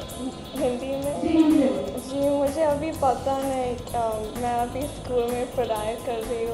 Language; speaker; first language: Hindi; non-native, local second language; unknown